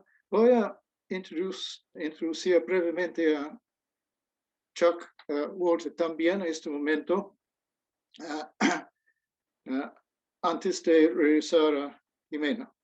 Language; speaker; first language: Spanish; non-native, fluent; English